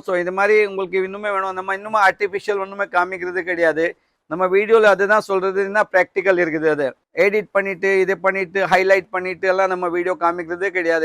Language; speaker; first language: Tamil; non-native, learner; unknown